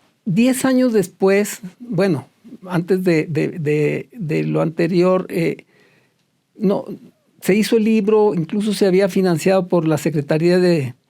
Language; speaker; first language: Spanish; native; Spanish